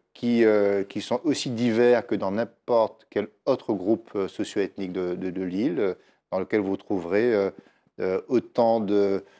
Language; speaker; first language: French; native; French